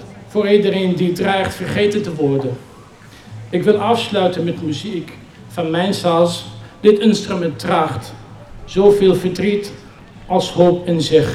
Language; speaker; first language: Dutch; non-native, fluent; Arabic